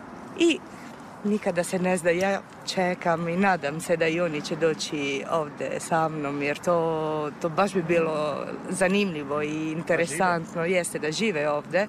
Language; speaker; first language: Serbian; non-native, fluent; Italian